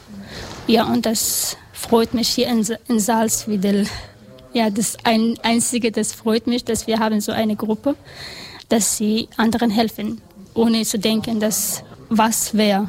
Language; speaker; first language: German; non-native, learner; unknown